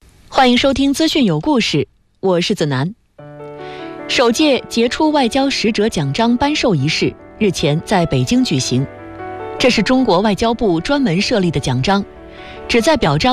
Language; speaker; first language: Chinese; native; Chinese